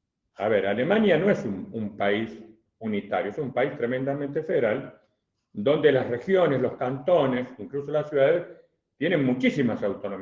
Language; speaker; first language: Spanish; native; Spanish